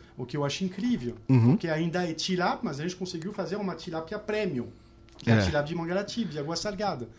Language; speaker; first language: Portuguese; non-native, fluent; French